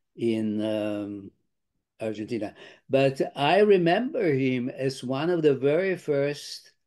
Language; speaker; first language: English; non-native, fluent; Lithuanian